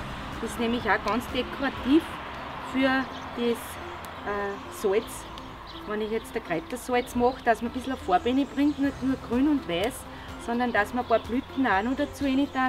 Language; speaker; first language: German; native; German